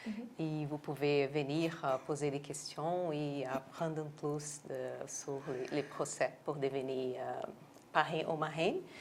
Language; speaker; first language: French; non-native, local second language; English